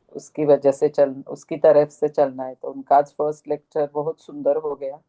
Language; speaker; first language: Hindi; non-native, local second language; Marathi